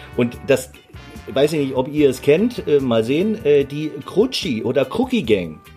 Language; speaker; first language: German; native; German